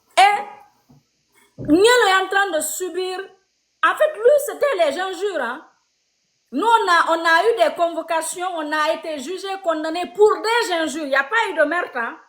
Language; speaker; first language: French; non-native, local second language; Fula